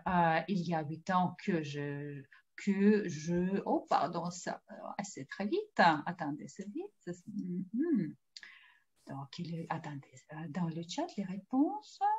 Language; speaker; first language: French; non-native, fluent; Russian